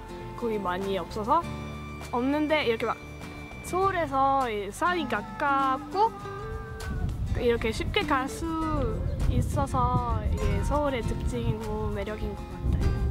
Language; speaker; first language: Korean; non-native, fluent; French